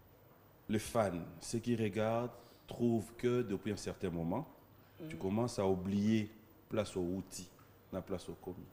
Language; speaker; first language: French; non-native, local second language; Lingala